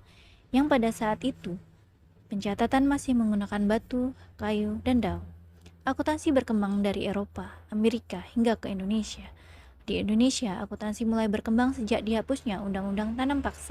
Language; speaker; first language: Indonesian; native; Indonesian